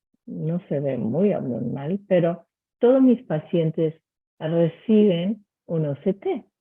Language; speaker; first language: Spanish; early bilingual, heritage; Spanish